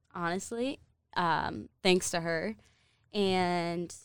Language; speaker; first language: English; native; English